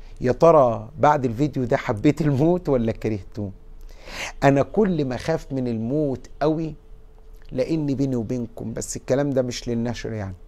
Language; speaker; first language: Arabic; native; Arabic